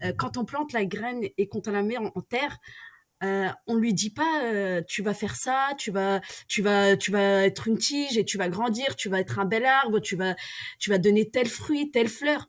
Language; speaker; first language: French; early bilingual, other home language; Arabic